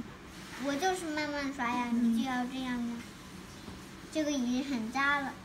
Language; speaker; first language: Chinese; early bilingual, heritage; Chinese